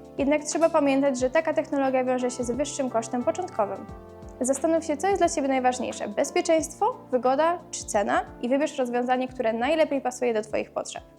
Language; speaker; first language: Polish; native; Polish